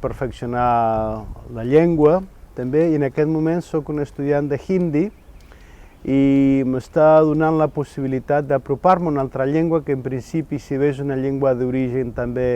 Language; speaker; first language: Catalan; non-native, fluent; Spanish